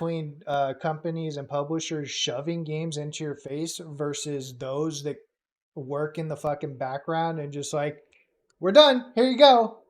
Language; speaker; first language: English; native; English